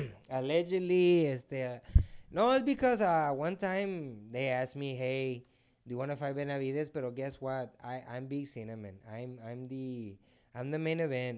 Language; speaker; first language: English; early bilingual, other home language; Spanish